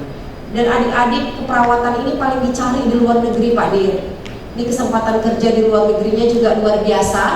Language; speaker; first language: Indonesian; native; Indonesian